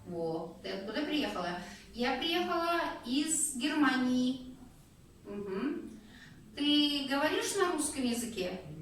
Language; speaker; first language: Russian; non-native, local second language; Kazakh